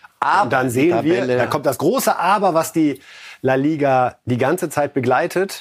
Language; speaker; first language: German; native; German